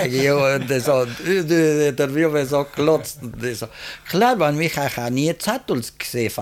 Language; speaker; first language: German; early bilingual, heritage; German